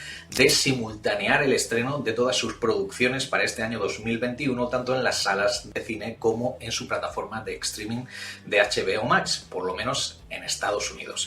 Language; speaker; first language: Spanish; native; Spanish